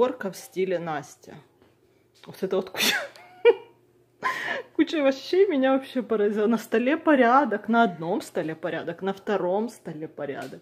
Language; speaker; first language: Russian; native; Russian